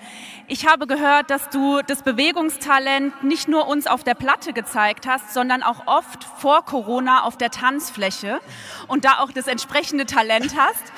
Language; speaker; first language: German; native; German